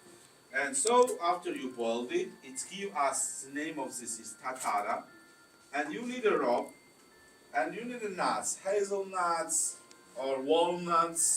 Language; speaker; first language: English; non-native, learner; Georgian